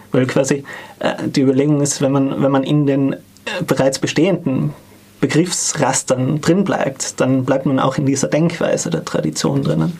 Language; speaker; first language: German; native; German